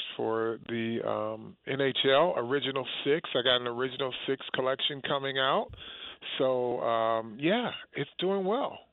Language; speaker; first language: English; native; English